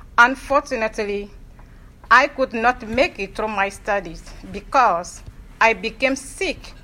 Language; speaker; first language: English; non-native, fluent; Ewe